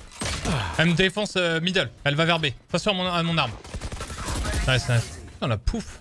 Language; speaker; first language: French; native; French